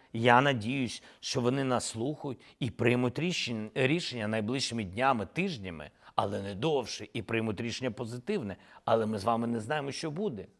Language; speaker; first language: Ukrainian; non-native, local second language; Russian